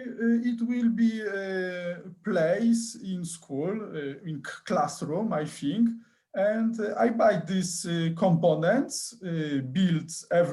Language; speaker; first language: English; non-native, learner; Polish